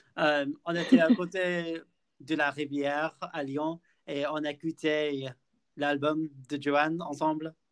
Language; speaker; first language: French; non-native, fluent; English